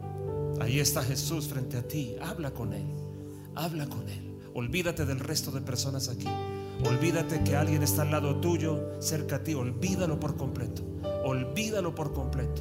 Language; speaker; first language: Spanish; native; Spanish